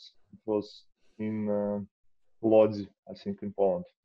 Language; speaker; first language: English; non-native, learner; Russian